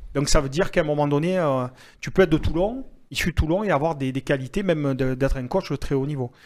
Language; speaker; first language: French; native; French